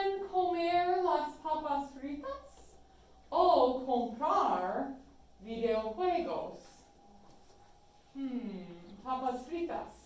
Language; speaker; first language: Spanish; non-native, fluent; English